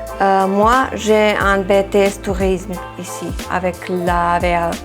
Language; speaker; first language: French; non-native, fluent; Serbian